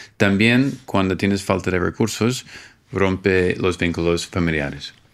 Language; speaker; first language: Spanish; non-native, fluent; English